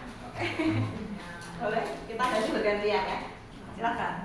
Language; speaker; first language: Indonesian; native; Indonesian